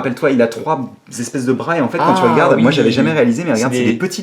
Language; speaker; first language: French; native; French